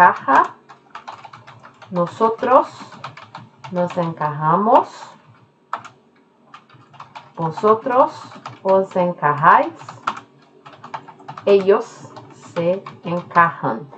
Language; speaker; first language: Spanish; non-native, fluent; Norwegian